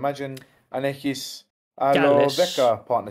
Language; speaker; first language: Greek; early bilingual, heritage; English